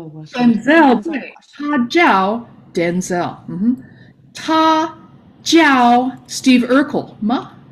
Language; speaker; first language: Chinese; non-native, fluent; English